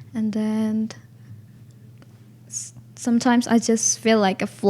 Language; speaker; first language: English; non-native, learner; Indonesian